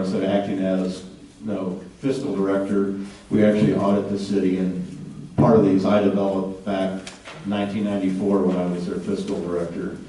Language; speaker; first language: English; native; English